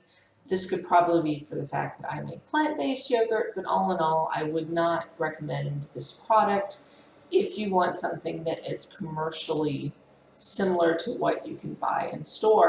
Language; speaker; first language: English; native; English